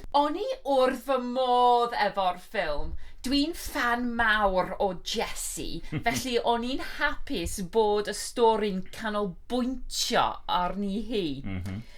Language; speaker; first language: Welsh; non-native, fluent; English